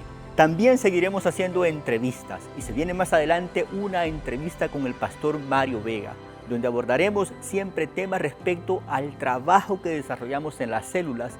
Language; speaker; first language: Spanish; native; Spanish